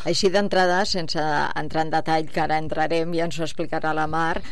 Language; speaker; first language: Catalan; native; Catalan